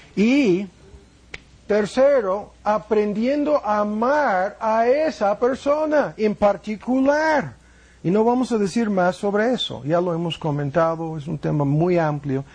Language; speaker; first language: Spanish; non-native, fluent; English